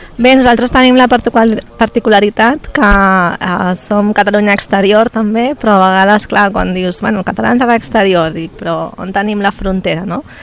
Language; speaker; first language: Catalan; native; Catalan